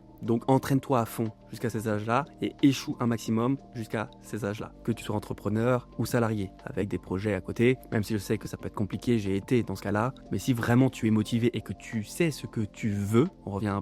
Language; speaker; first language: French; native; French